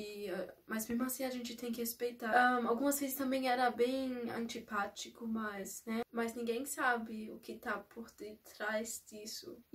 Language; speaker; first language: Portuguese; early bilingual, heritage; Portuguese